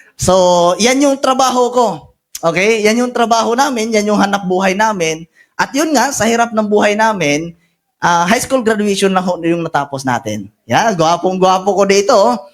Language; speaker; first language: Filipino; non-native, local second language; Masbatenyo